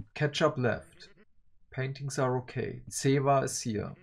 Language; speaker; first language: English; early bilingual, other home language; Turkish